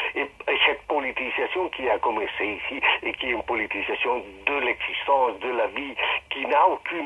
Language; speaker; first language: French; non-native, fluent; Spanish